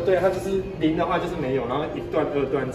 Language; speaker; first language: Chinese; native; Chinese